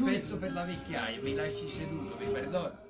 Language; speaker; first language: Italian; native; Italian